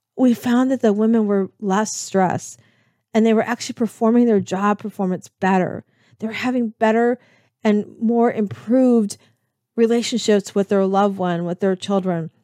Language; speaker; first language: English; native; English